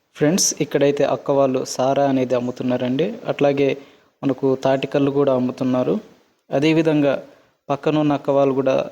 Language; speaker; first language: Telugu; non-native, local second language; Koya